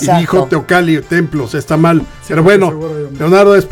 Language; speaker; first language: Spanish; native; Spanish